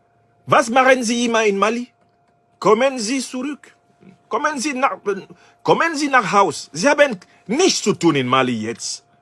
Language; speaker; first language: German; non-native, learner; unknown